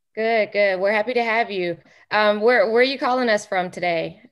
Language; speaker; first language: English; native; English